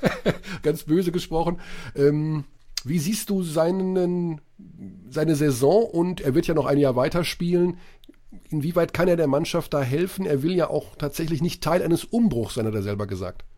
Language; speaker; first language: German; native; German